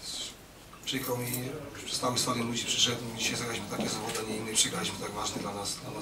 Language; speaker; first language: Polish; native; Polish